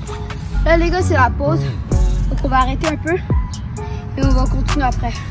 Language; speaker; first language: French; native; French